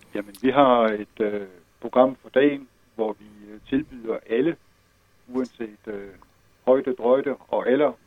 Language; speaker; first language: Danish; native; Danish